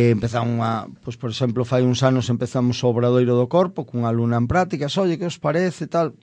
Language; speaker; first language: Galician; non-native, local second language; Spanish